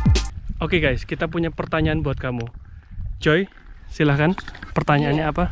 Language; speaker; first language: Indonesian; native; Indonesian